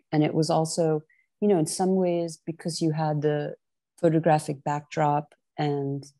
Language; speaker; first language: English; native; English